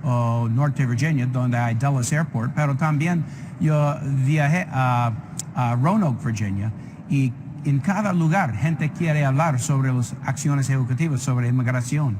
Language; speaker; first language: Spanish; non-native, fluent; English